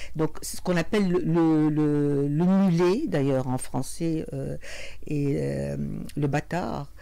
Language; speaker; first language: French; non-native, local second language; Arabic